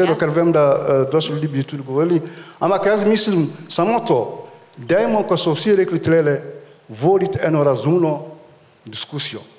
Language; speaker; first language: Slovenian; non-native, fluent; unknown